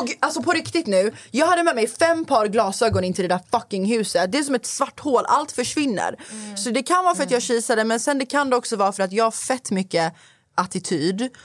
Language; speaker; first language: Swedish; early bilingual, other home language; Persian